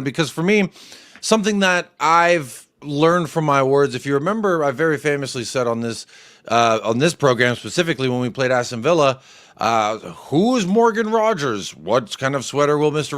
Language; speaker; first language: English; native; English